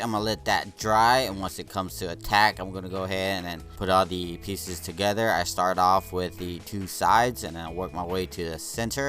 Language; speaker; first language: English; native; English